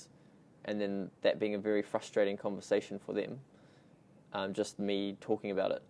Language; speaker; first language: English; native; English